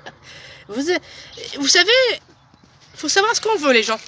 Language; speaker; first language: French; native; French